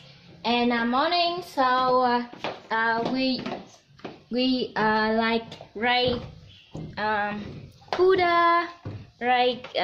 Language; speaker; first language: English; non-native, learner; Vietnamese